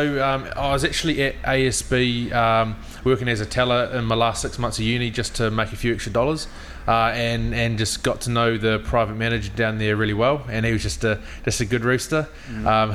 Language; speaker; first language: English; native; English